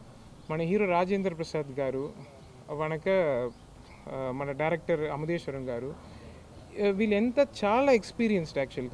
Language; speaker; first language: Telugu; non-native, learner; Tamil